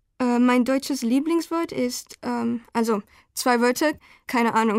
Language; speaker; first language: German; non-native, learner; Spanish